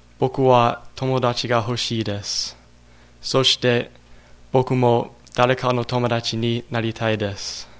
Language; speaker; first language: Japanese; non-native, learner; English